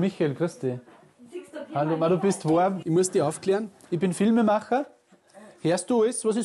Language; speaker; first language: German; native; German